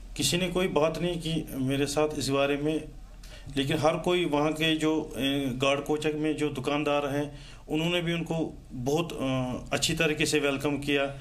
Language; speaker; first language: Hindi; non-native, local second language; Kashmiri